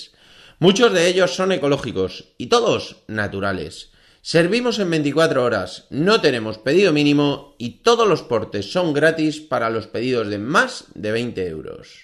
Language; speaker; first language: Spanish; native; Spanish